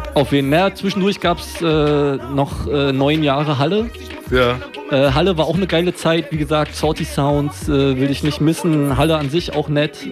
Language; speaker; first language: German; native; German